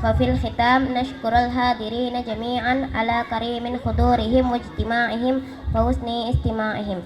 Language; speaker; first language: Arabic; non-native, learner; Indonesian